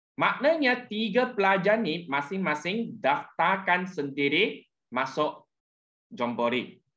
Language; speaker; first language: Malay; non-native, local second language; Chinese